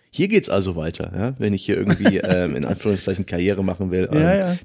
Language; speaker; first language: German; native; German